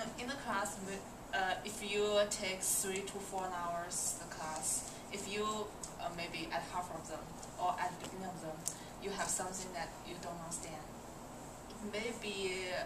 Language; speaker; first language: English; non-native, learner; Chinese